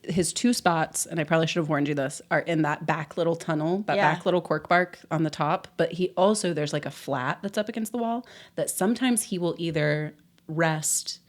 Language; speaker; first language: English; native; English